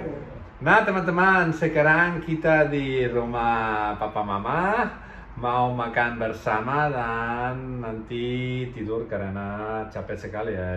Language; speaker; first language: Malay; non-native, fluent; Catalan